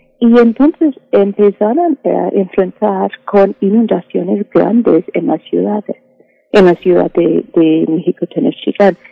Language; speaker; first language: Spanish; non-native, fluent; English